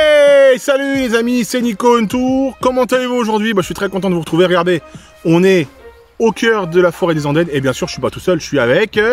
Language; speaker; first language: French; native; French